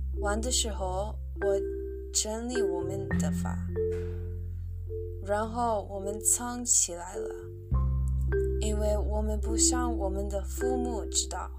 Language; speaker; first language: Chinese; non-native, learner; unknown